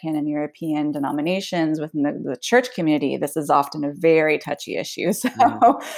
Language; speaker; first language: English; early bilingual, other home language; Swedish